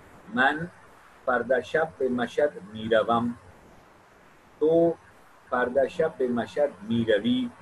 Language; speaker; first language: Persian; non-native, fluent; Urdu